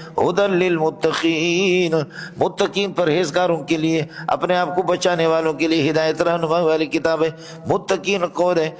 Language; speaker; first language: Urdu; non-native, local second language; Baluchi